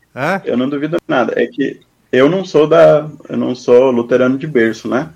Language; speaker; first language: Portuguese; native; Portuguese